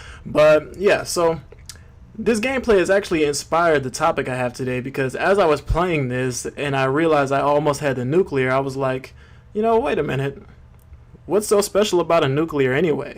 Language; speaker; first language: English; native; English